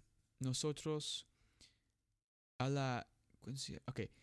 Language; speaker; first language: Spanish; non-native, learner; English